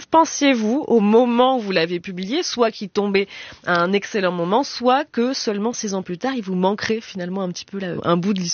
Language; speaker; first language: French; native; French